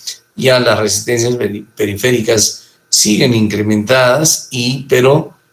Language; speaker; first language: Spanish; native; Spanish